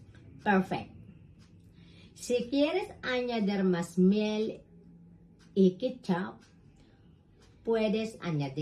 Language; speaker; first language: Spanish; non-native, fluent; Filipino